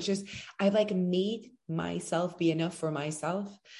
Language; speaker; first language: English; non-native, local second language; French